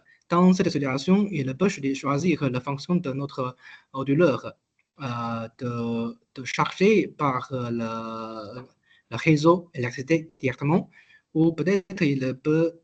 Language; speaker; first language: French; non-native, learner; Chinese